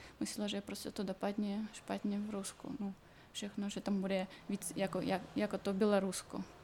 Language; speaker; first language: Czech; non-native, fluent; Russian